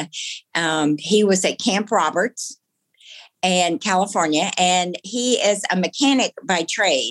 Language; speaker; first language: English; native; English